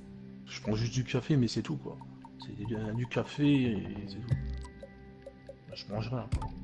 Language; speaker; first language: French; native; French